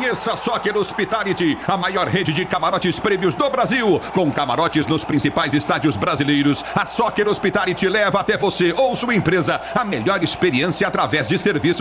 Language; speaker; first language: Portuguese; native; Portuguese